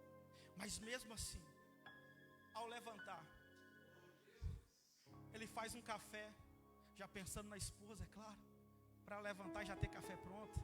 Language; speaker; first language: Portuguese; native; Portuguese